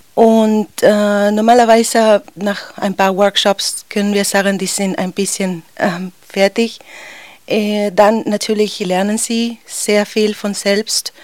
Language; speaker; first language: German; non-native, fluent; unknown